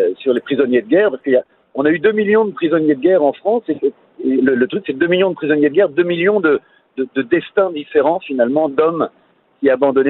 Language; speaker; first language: French; native; French